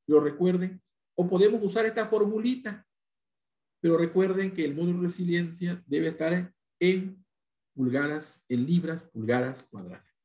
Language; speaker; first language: Spanish; native; Spanish